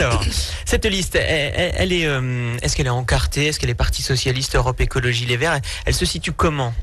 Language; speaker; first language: French; native; French